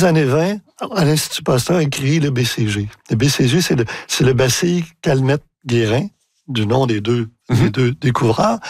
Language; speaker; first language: French; native; French